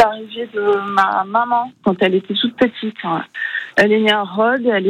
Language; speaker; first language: French; native; French